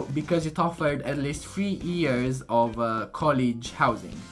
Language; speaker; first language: English; non-native, fluent; Romanian